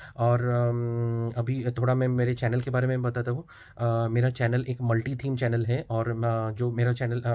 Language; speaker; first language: Hindi; non-native, local second language; Marathi